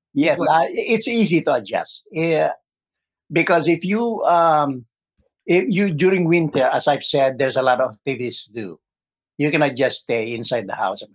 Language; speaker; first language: English; non-native, local second language; Filipino